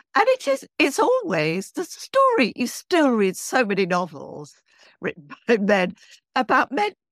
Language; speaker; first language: English; native; English